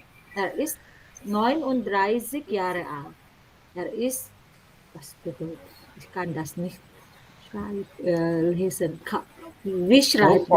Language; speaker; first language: German; non-native, learner; Indonesian